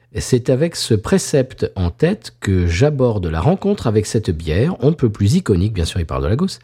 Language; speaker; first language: French; native; French